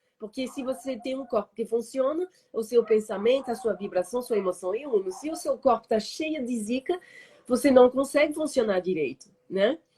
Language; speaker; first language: Portuguese; non-native, fluent; French